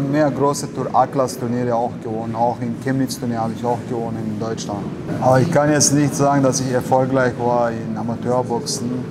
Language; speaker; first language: German; non-native, learner; Chechen